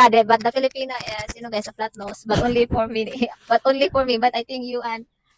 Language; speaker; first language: English; non-native, local second language; Cebuano